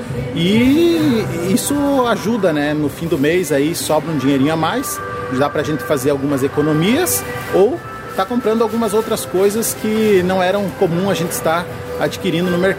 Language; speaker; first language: Portuguese; native; Portuguese